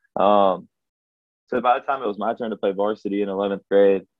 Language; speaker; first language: English; native; English